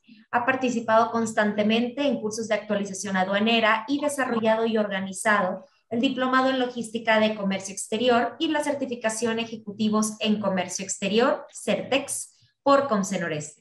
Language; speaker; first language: Spanish; native; Spanish